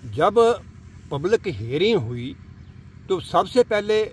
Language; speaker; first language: Hindi; native; Hindi